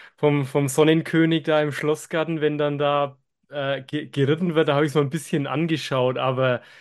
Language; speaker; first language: German; native; German